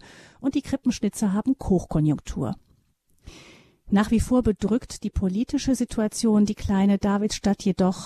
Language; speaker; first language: German; native; German